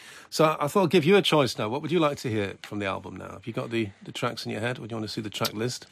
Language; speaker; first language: English; native; English